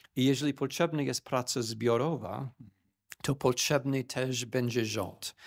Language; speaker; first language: Polish; non-native, fluent; English